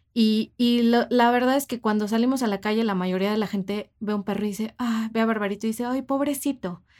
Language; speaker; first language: Spanish; native; Spanish